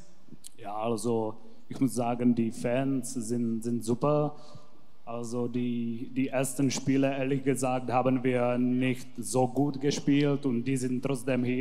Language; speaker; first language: German; non-native, learner; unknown